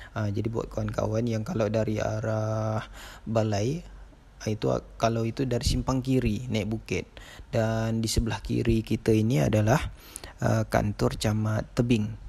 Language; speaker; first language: Malay; native; Malay